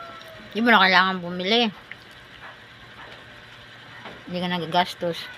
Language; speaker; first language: Filipino; non-native, local second language; Cebuano